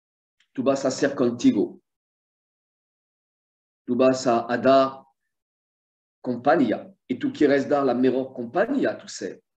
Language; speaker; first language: Spanish; non-native, fluent; French